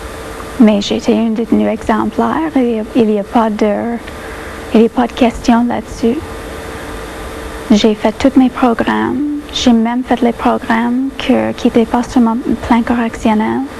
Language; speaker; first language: French; non-native, local second language; English